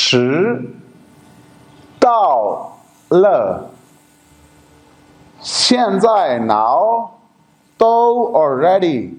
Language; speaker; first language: Chinese; non-native, learner; Urdu